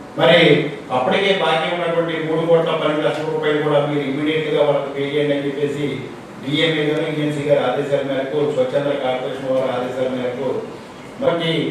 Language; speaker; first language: Telugu; native; Telugu